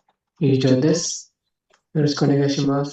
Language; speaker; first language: Japanese; non-native, fluent; Indonesian